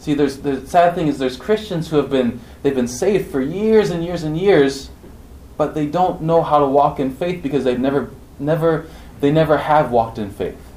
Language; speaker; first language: English; native; English